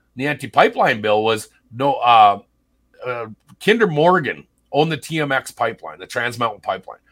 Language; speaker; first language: English; native; English